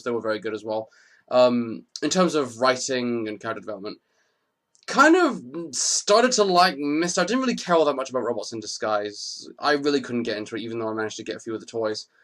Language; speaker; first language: English; native; English